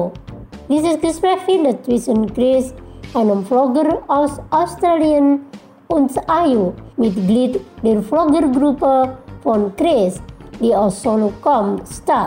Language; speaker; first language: German; non-native, fluent; Indonesian